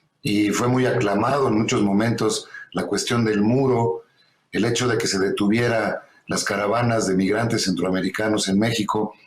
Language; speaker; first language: Spanish; native; Spanish